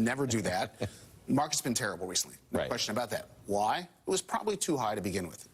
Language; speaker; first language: English; native; English